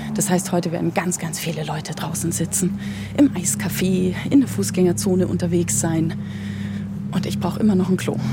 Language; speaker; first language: German; native; German